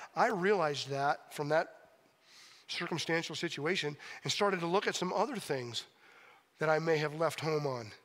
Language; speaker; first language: English; native; English